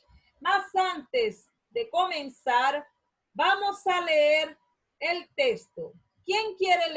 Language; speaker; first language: Spanish; non-native, learner; Portuguese